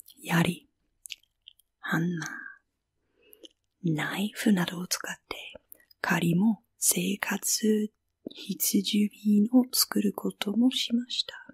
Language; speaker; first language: Japanese; non-native, fluent; English